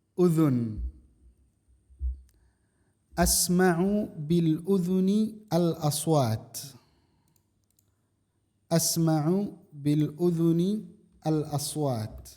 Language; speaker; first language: Arabic; non-native, fluent; Indonesian